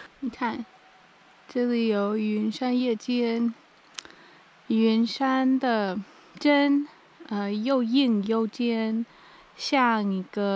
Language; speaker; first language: Chinese; non-native, fluent; English